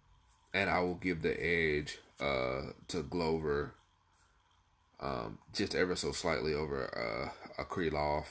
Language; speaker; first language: English; native; English